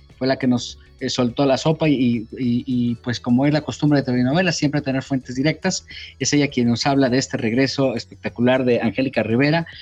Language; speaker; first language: Spanish; native; Spanish